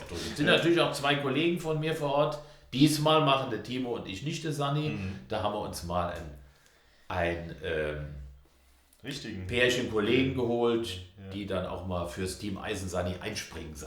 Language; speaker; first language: German; native; German